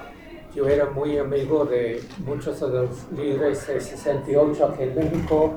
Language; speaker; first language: Spanish; non-native, fluent; English